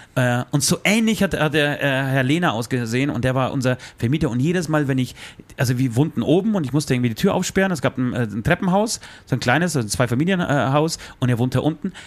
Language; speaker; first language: German; early bilingual, other home language; Polish